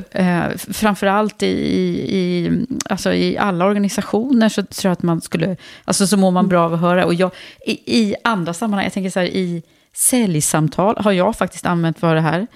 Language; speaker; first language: Swedish; native; Swedish